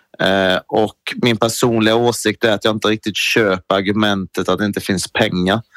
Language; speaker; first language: Swedish; native; Swedish